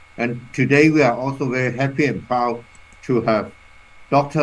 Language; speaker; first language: English; non-native, local second language; Cantonese